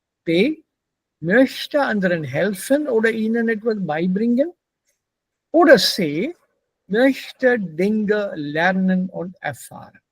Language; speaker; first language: German; non-native, fluent; Hindi